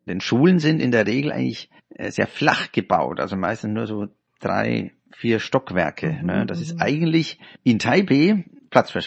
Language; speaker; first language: German; native; German